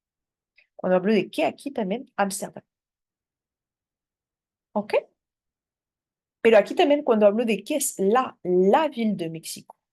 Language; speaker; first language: Spanish; non-native, fluent; French